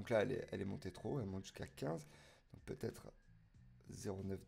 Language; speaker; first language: French; native; French